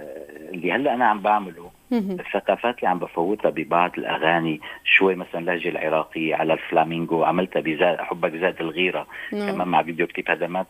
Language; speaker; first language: Arabic; native; Arabic